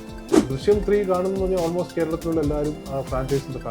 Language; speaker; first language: Malayalam; native; Malayalam